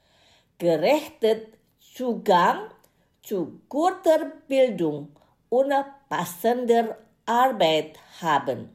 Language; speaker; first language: German; non-native, fluent; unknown